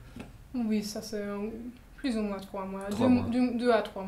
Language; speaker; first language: French; non-native, fluent; German